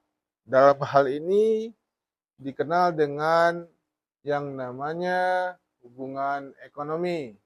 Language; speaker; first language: Indonesian; native; Indonesian